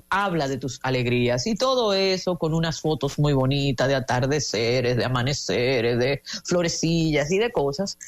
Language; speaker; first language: Spanish; native; Spanish